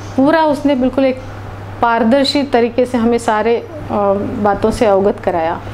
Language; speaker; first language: Hindi; non-native, local second language; Marathi